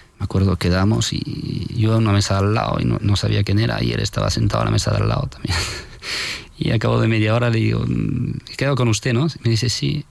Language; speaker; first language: Spanish; non-native, fluent; French